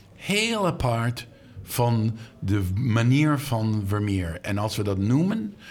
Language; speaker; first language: Dutch; non-native, learner; English